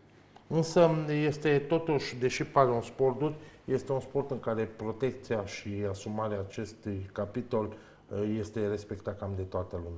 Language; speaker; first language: Romanian; native; Romanian